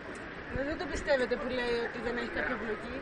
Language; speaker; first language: Greek; native; Greek